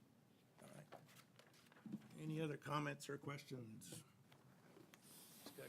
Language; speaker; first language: English; native; English